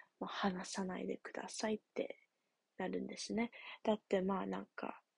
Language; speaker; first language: Japanese; non-native, learner; English